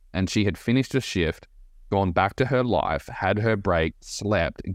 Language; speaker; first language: English; native; English